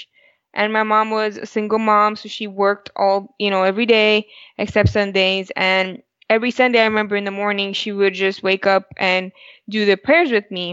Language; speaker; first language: English; early bilingual, other home language; Spanish